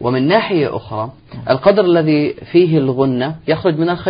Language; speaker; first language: Arabic; native; Arabic